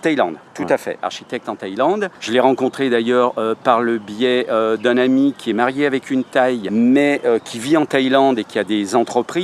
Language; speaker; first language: French; native; French